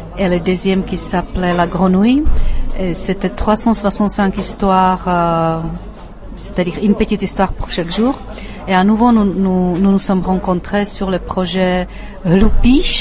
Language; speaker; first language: French; non-native, fluent; Czech